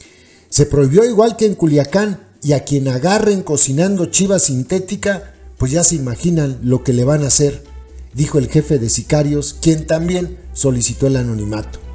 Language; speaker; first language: Spanish; native; Spanish